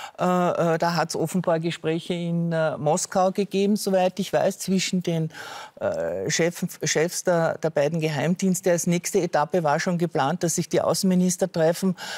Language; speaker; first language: German; native; German